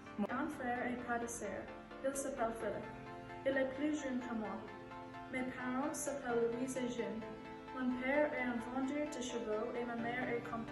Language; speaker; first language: French; non-native, learner; English